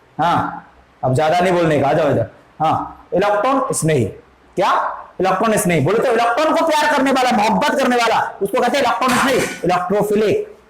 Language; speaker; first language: Hindi; native; Hindi